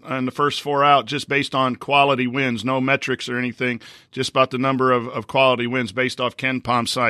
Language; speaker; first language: English; native; English